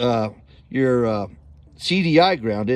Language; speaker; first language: English; native; English